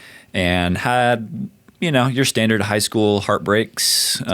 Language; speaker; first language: English; native; English